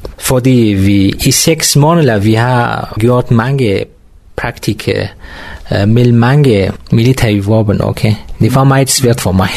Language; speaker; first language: Danish; non-native, learner; Kurdish